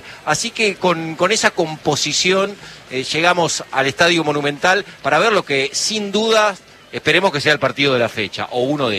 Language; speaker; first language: Spanish; native; Spanish